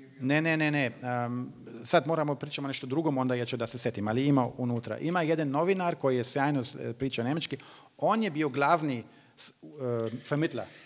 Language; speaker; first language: Serbian; non-native, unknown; German